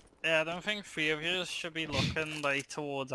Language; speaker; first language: English; native; English